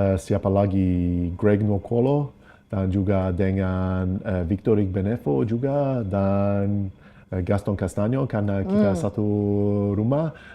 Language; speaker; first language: Indonesian; non-native, fluent; English